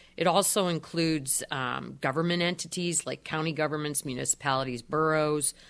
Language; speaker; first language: English; native; English